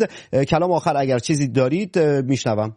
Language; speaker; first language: Persian; native; Persian